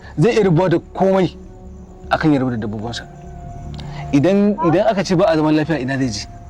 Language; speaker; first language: Hausa; non-native, local second language; Fula